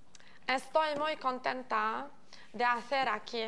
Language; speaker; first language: Spanish; non-native, learner; Arabic